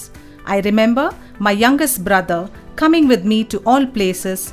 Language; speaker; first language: English; non-native, local second language; Kannada